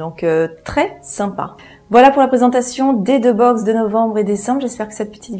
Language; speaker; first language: French; native; French